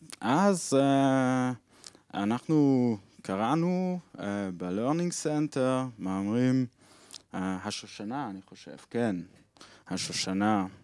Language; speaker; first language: Hebrew; non-native, learner; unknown